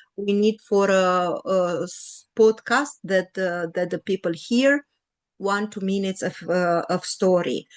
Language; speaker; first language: English; non-native, learner; Romanian